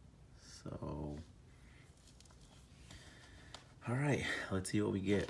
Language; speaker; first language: English; native; English